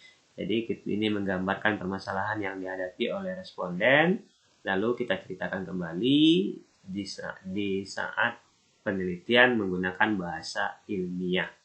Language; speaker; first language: Indonesian; native; Indonesian